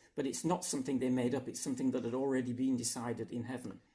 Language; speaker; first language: English; native; English